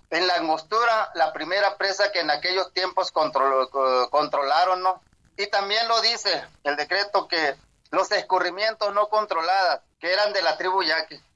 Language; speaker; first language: Spanish; non-native, local second language; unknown